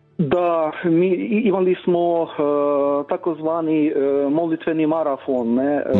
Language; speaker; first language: Croatian; non-native, fluent; Ukrainian